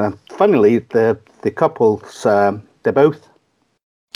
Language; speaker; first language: English; native; English